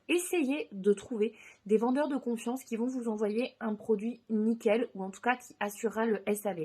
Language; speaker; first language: French; native; French